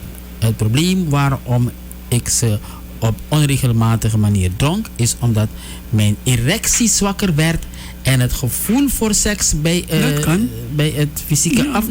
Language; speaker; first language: Dutch; native; Dutch